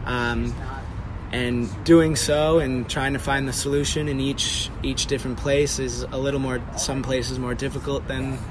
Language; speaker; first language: English; native; English